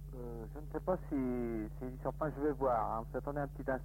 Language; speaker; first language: French; native; French